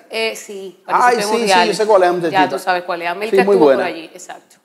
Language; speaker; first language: Spanish; native; Spanish